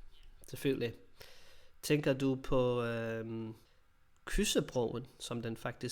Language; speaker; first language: Danish; non-native, fluent; English